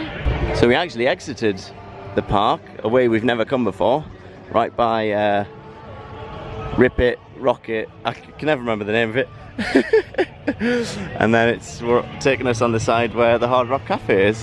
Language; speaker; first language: English; native; English